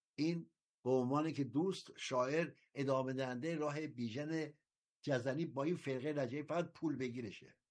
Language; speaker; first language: Persian; native; Persian